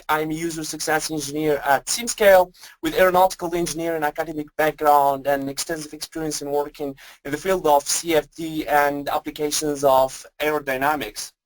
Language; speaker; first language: English; non-native, fluent; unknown